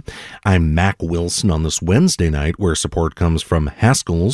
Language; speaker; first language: English; native; English